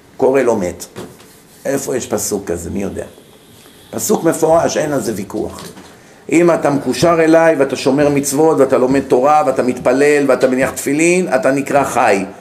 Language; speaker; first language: Hebrew; native; Hebrew